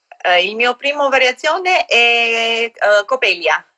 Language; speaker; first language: Italian; non-native, learner; Albanian